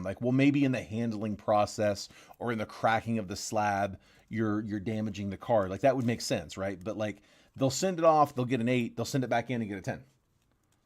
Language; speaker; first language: English; native; English